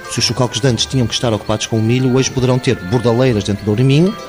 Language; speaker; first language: Portuguese; native; Portuguese